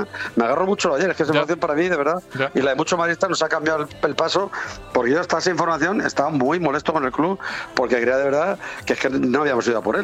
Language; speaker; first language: Spanish; native; Spanish